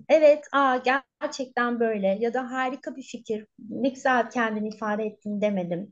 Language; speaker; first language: Turkish; native; Turkish